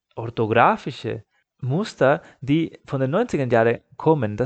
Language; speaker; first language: German; non-native, fluent; Spanish